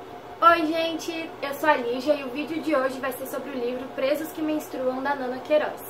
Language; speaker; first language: Portuguese; native; Portuguese